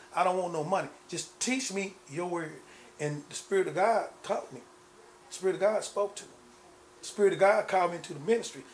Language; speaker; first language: English; native; English